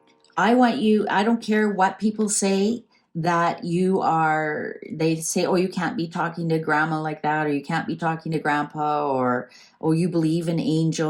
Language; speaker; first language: English; native; English